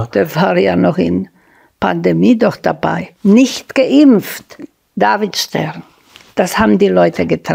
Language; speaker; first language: German; non-native, fluent; Slovak